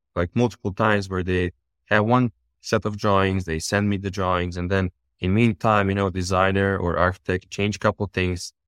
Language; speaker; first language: English; non-native, fluent; Bosnian